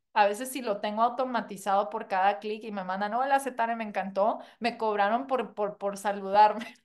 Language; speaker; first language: Spanish; non-native, fluent; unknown